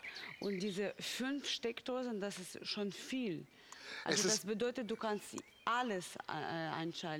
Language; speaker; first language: German; non-native, fluent; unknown